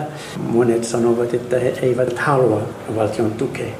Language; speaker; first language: Finnish; non-native, learner; Arabic